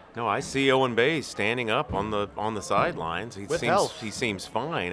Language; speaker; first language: English; native; English